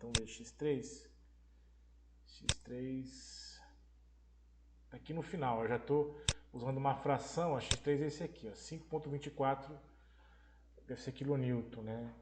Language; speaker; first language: Portuguese; native; Portuguese